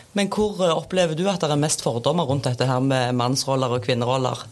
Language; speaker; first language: Norwegian; native; Norwegian